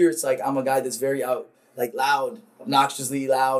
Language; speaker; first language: English; non-native, fluent; Papiamento